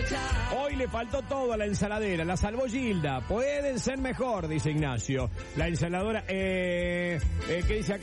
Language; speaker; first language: Spanish; native; Spanish